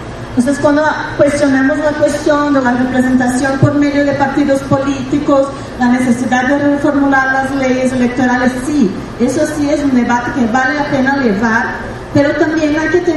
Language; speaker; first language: Spanish; non-native, fluent; Portuguese